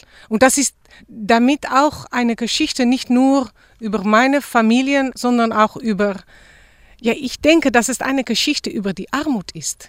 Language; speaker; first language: German; non-native, fluent; Dutch